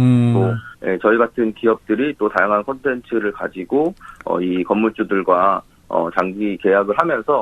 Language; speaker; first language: Korean; native; Korean